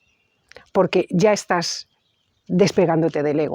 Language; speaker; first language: Spanish; native; Spanish